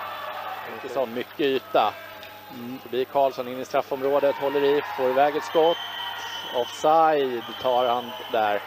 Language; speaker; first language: Swedish; native; Swedish